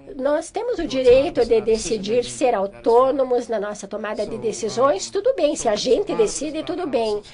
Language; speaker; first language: Portuguese; non-native, fluent; English